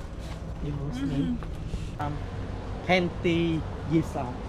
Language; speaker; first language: English; non-native, learner; Vietnamese